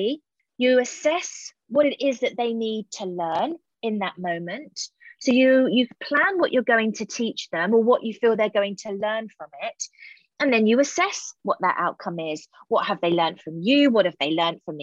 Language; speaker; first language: English; native; English